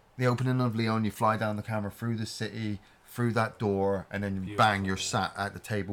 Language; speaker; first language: English; native; English